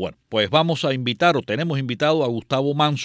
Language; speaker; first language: Spanish; native; Spanish